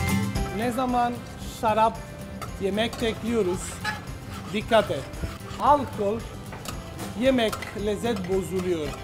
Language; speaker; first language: Turkish; non-native, learner; Italian